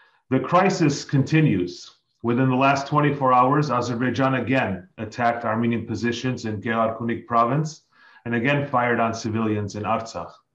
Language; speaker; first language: English; native; English